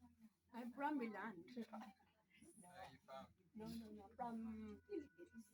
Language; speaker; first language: English; non-native, local second language; Filipino